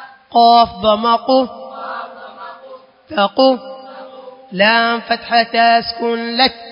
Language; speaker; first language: Arabic; non-native, learner; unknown